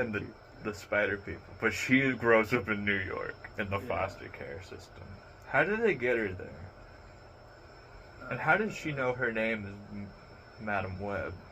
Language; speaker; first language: English; native; English